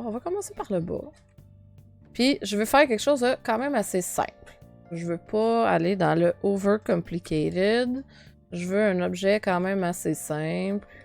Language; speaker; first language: French; native; French